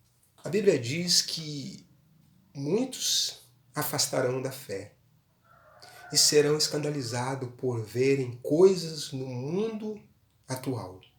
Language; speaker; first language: Portuguese; native; Portuguese